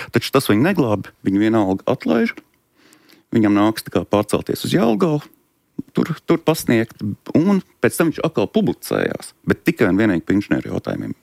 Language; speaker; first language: Latvian; native; Latvian